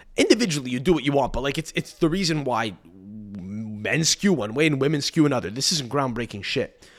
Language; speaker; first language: English; early bilingual, other home language; Italian